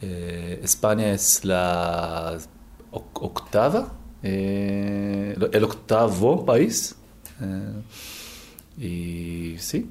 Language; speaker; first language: Spanish; non-native, learner; Hebrew